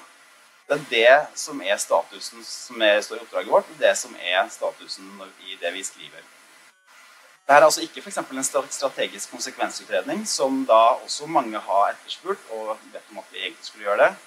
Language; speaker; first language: Norwegian; native; Norwegian